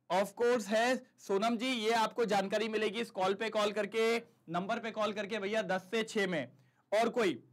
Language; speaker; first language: Hindi; native; Hindi